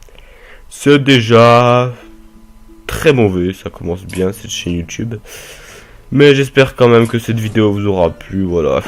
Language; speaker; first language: French; native; French